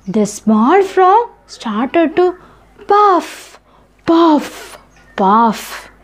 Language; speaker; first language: English; non-native, local second language; Malayalam